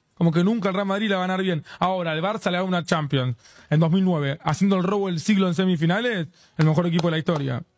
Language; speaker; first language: Spanish; native; Spanish